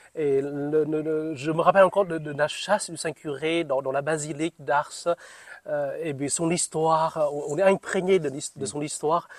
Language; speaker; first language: French; non-native, fluent; Vietnamese